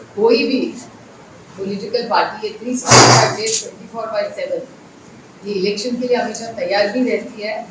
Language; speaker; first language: Hindi; non-native, local second language; Marathi